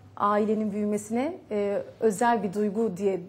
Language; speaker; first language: Turkish; native; Turkish